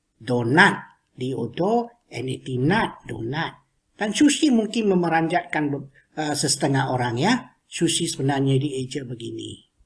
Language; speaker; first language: Malay; non-native, local second language; Chinese